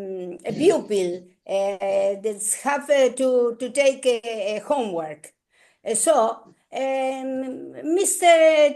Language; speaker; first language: English; non-native, learner; Spanish